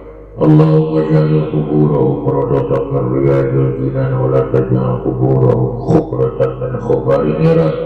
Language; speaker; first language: Arabic; non-native, fluent; Sundanese